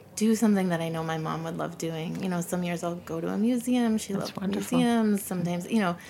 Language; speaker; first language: English; native; English